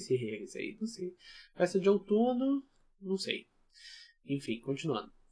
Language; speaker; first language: Portuguese; native; Portuguese